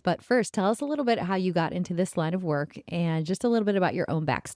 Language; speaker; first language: English; native; English